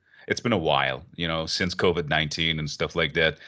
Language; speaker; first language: English; non-native, fluent; Persian